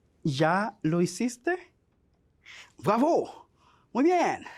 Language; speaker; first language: Spanish; non-native, fluent; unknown